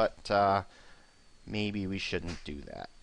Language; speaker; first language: English; native; English